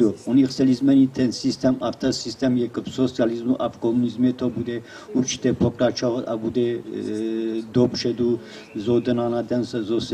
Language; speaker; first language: Czech; non-native, learner; Kurdish